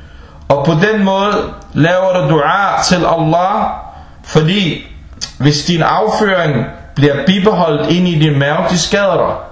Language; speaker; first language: Danish; non-native, local second language; Arabic